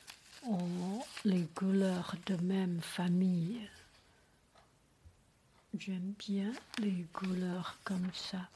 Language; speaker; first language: French; non-native, learner; Chinese